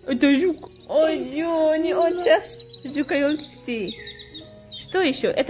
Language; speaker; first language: Russian; non-native, local second language; Tajik